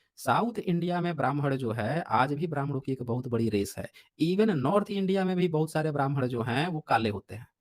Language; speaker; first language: Hindi; native; Hindi